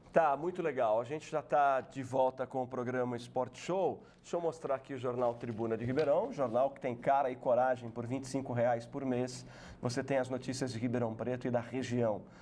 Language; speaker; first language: Portuguese; native; Portuguese